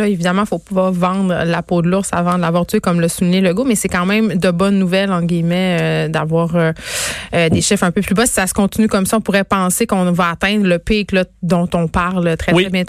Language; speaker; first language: French; native; French